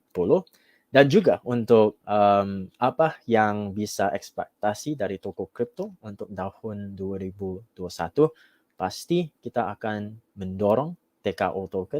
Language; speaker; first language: Indonesian; non-native, fluent; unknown